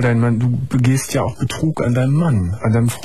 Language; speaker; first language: German; native; German